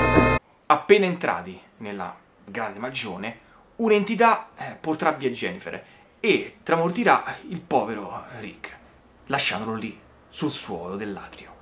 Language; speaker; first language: Italian; native; Italian